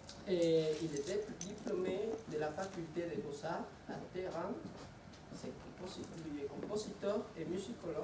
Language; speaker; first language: French; non-native, learner; Spanish